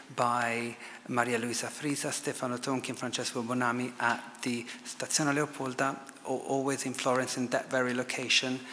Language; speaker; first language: English; non-native, fluent; Italian